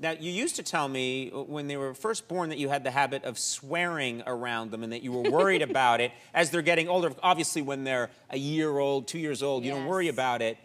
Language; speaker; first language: English; native; English